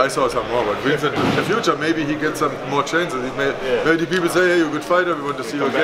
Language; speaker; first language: English; non-native, fluent; German